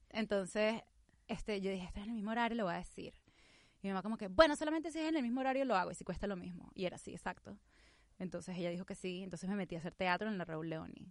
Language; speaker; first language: Spanish; native; Spanish